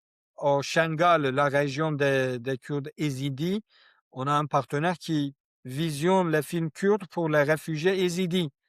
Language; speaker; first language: French; non-native, learner; Kurdish